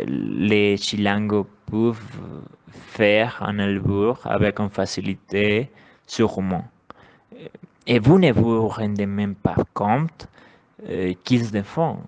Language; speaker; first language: French; non-native, learner; Spanish